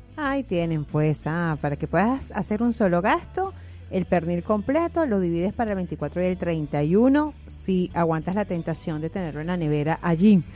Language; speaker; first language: Spanish; native; Spanish